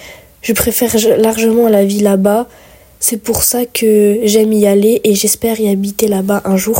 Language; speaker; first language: French; early bilingual, other home language; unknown